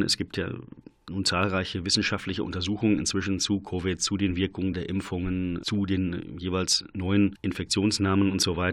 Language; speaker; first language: German; native; German